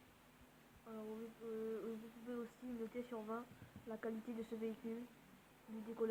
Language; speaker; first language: French; native; French